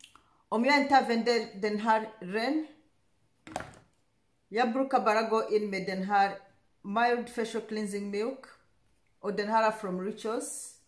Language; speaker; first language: Swedish; non-native, learner; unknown